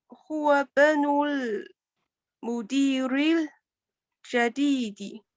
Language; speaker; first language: Arabic; non-native, learner; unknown